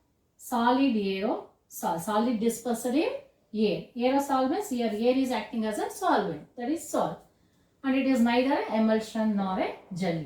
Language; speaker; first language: English; non-native, local second language; Kannada